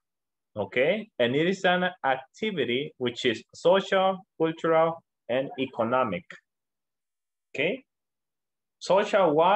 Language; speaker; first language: English; non-native, learner; Spanish